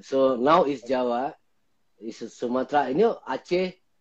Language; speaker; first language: English; non-native, local second language; Malay